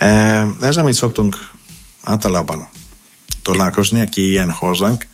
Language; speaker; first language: Hungarian; non-native, learner; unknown